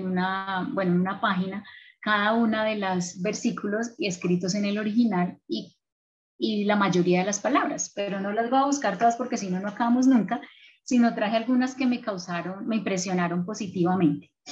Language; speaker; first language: Spanish; native; Spanish